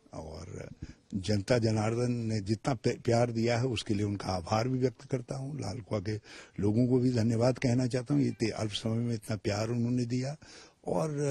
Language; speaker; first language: Hindi; native; Hindi